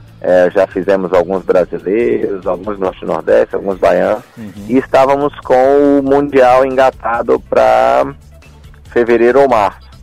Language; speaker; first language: Portuguese; native; Portuguese